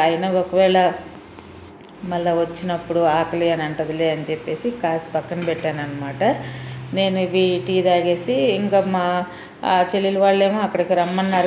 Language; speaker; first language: Telugu; native; Telugu